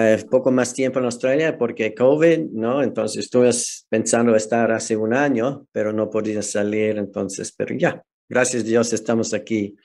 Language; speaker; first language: Spanish; non-native, fluent; English